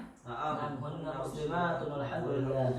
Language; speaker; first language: Arabic; non-native, learner; Indonesian